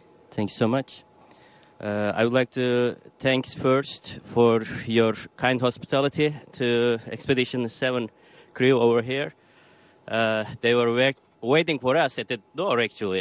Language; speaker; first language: English; non-native, fluent; Turkish